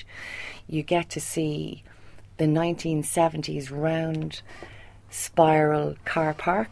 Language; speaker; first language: English; native; English